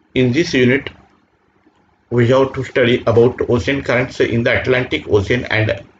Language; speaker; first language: English; non-native, local second language; Marathi